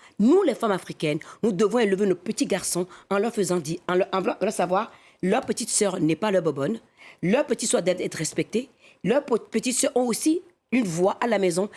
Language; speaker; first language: French; non-native, local second language; Fon